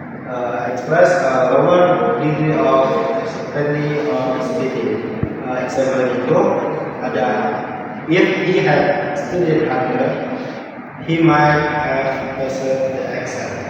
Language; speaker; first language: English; non-native, learner; Indonesian